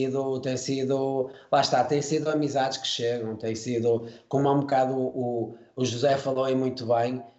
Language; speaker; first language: Portuguese; native; Portuguese